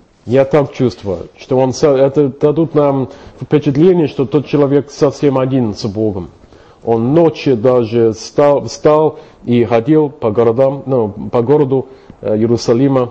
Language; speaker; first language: Russian; non-native, fluent; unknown